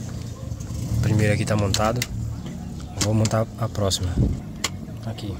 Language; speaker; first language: Portuguese; native; Portuguese